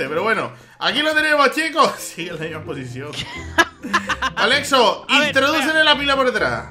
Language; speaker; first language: Spanish; native; Spanish